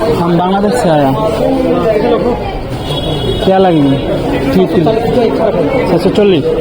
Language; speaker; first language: Hindi; non-native, learner; Bangla